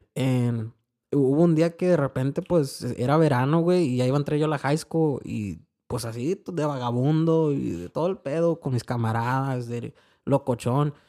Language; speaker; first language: Spanish; early bilingual, heritage; Spanish